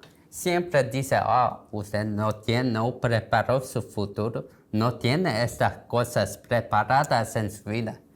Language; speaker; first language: Spanish; non-native, learner; Korean